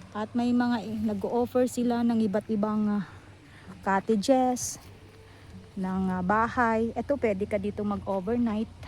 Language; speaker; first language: Filipino; non-native, local second language; Iloko